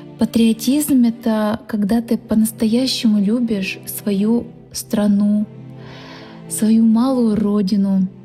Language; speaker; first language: Russian; non-native, local second language; Udmurt